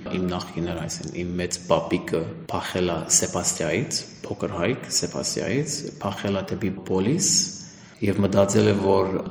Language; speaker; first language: Armenian; early bilingual, heritage; Armenian